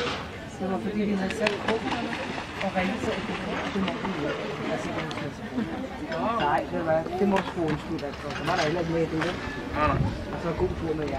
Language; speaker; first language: Danish; native; Danish